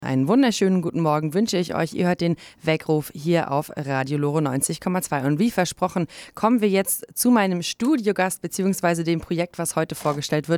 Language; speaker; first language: German; native; German